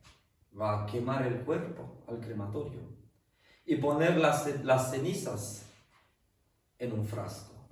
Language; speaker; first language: Spanish; non-native, fluent; French